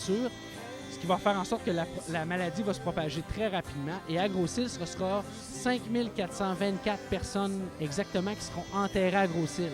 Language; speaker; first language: French; native; French